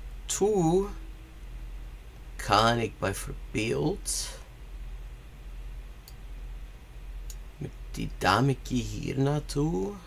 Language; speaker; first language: Dutch; non-native, learner; English